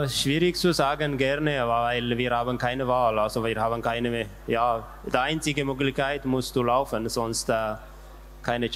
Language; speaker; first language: German; non-native, learner; Tigrinya